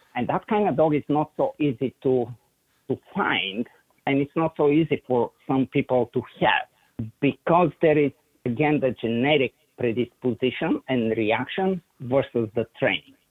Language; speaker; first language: English; non-native, fluent; Bulgarian